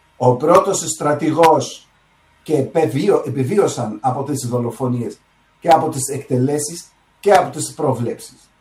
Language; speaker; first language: Greek; early bilingual, heritage; Arabic